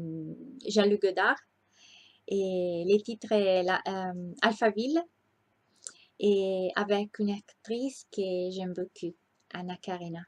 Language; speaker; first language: French; non-native, learner; Italian